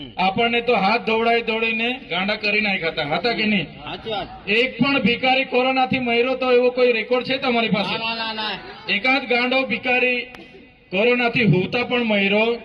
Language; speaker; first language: Gujarati; non-native, local second language; Vasavi